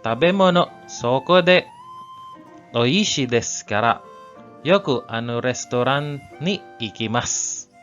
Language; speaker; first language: Japanese; non-native, learner; English